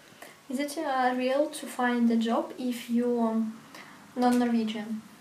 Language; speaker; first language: English; non-native, learner; Russian